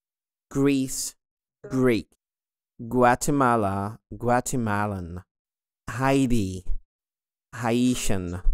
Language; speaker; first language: English; non-native, fluent; Arabic